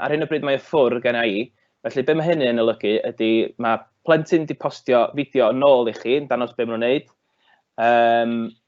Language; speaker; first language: Welsh; native; Welsh